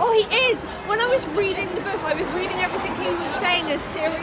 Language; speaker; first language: English; native; English